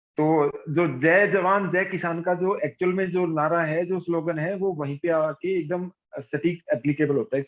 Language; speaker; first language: Hindi; native; Hindi